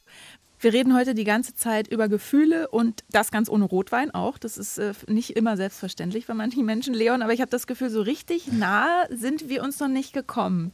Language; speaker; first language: German; native; German